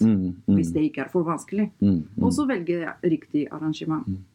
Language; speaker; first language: Norwegian; non-native, fluent; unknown